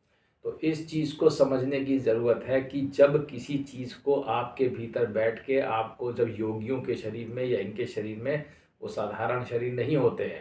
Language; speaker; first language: Hindi; native; Hindi